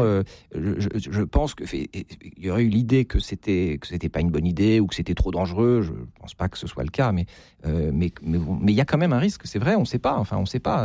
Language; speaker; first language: French; native; French